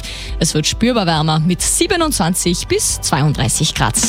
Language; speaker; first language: German; native; German